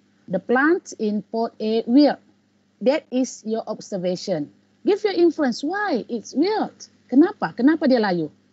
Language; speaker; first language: English; non-native, local second language; Malay